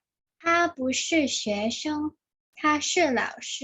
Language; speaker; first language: Chinese; non-native, learner; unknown